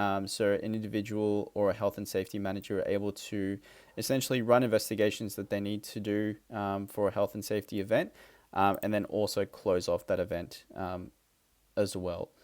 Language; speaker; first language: English; native; English